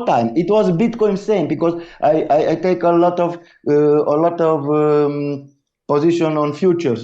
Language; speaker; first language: English; non-native, learner; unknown